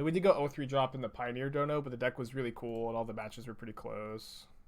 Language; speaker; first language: English; native; English